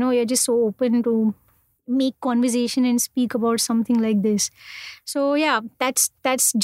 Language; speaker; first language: English; non-native, local second language; Hindi